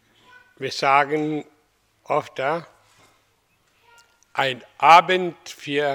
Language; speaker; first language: German; non-native, fluent; Hindi